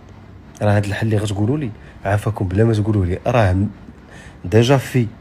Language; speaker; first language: Arabic; native; Arabic